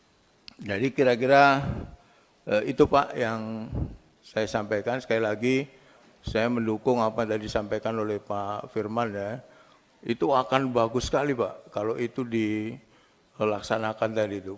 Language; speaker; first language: Indonesian; native; Indonesian